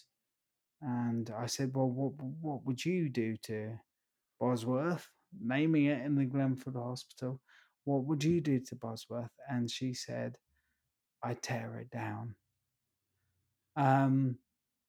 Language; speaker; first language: English; native; English